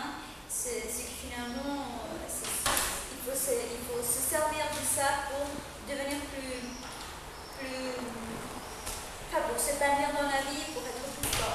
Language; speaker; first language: French; non-native, fluent; Spanish